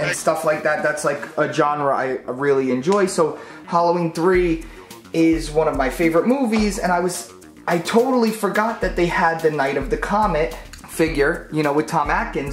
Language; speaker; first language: English; native; English